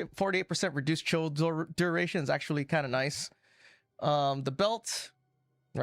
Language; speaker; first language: English; native; English